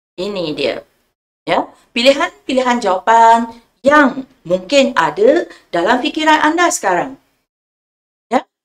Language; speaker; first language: Malay; non-native, local second language; Chinese